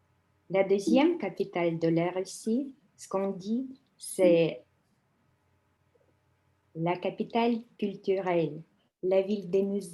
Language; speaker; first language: French; non-native, fluent; Russian